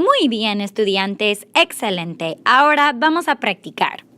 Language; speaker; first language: Spanish; non-native, fluent; English